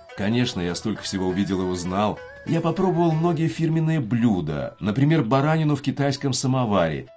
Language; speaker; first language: Russian; native; Russian